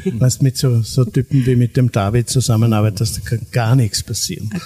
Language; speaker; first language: German; native; German